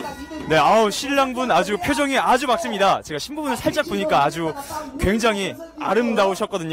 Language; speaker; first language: Korean; native; Korean